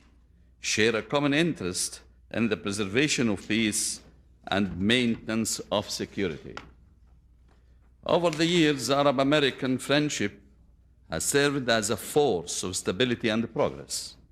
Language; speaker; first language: English; non-native, fluent; Arabic